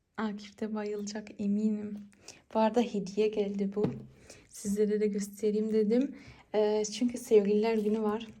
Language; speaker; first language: Turkish; early bilingual, heritage; Turkish